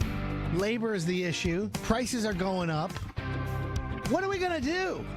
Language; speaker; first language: English; native; English